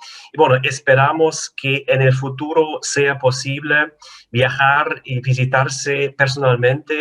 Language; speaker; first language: Spanish; non-native, fluent; German